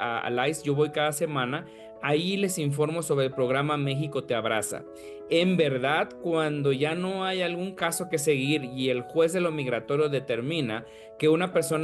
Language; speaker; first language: Spanish; native; Spanish